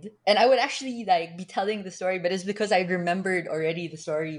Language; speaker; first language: English; non-native, local second language; Filipino